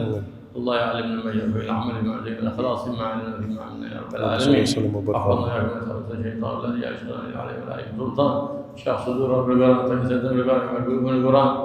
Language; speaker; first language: Arabic; native; Arabic